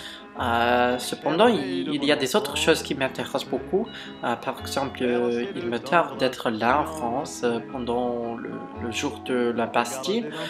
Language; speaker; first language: French; non-native, fluent; English